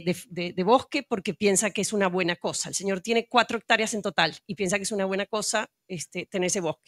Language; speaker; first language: Spanish; native; Spanish